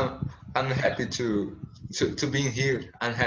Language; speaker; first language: English; non-native, learner; Portuguese